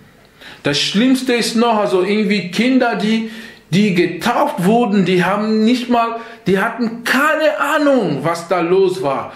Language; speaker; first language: German; non-native, fluent; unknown